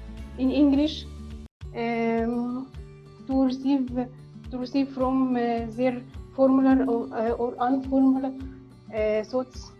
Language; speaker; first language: English; non-native, learner; Arabic